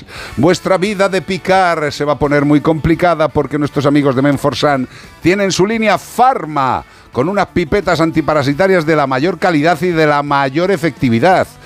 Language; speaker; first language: Spanish; native; Spanish